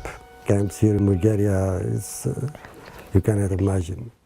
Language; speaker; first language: English; non-native, learner; Arabic